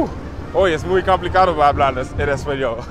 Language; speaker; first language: Spanish; non-native, learner; English